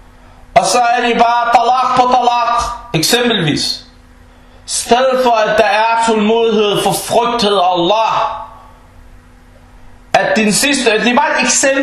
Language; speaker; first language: Danish; early bilingual, other home language; Arabic